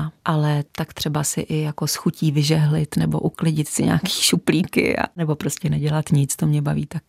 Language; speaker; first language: Czech; native; Czech